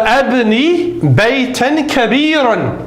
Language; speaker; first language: Arabic; non-native, fluent; English